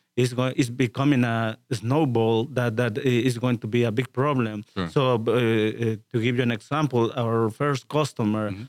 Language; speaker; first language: English; non-native, fluent; Spanish